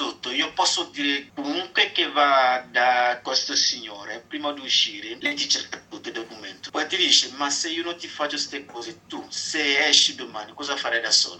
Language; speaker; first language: Italian; non-native, fluent; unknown